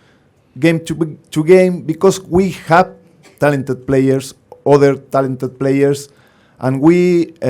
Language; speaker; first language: English; non-native, learner; Spanish